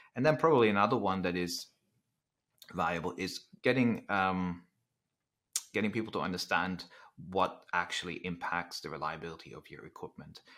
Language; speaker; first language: English; non-native, fluent; Dutch